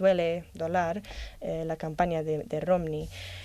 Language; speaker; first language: Spanish; non-native, learner; English